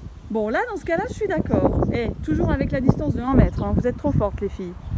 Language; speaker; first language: French; native; French